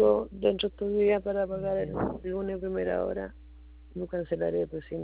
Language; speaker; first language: Spanish; native; Spanish